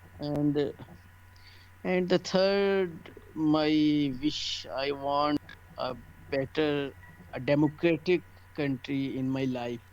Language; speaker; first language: English; non-native, local second language; Hindi